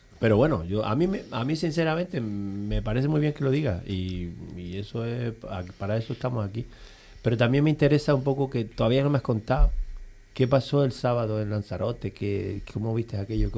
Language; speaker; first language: Spanish; native; Spanish